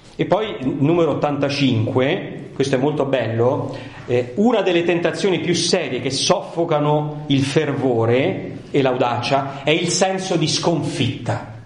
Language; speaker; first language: Italian; native; Italian